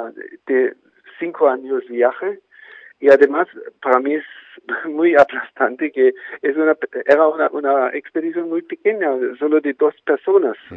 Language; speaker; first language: Spanish; non-native, fluent; German